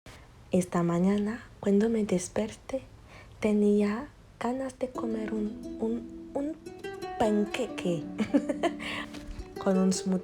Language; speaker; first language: Spanish; non-native, learner; French